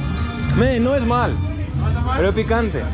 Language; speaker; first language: Spanish; non-native, learner; Greek